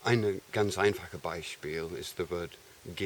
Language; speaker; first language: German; non-native, fluent; English